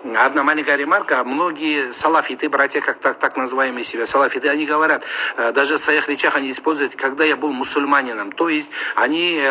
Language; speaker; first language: Russian; non-native, local second language; Kazakh